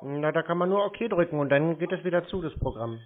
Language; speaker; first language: German; native; German